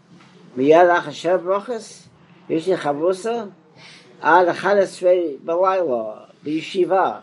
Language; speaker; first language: Hebrew; non-native, fluent; English